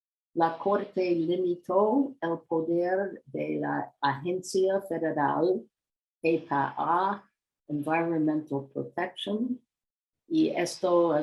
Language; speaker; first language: Spanish; non-native, learner; English